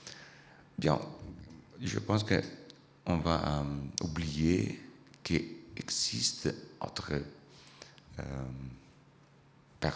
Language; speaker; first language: French; non-native, learner; Italian